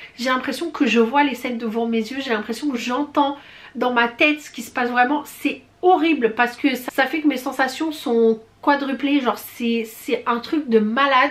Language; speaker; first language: French; early bilingual, other home language; Portuguese